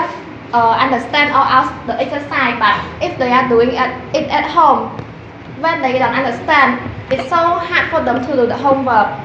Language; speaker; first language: English; non-native, learner; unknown